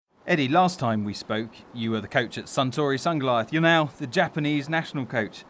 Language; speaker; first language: English; native; English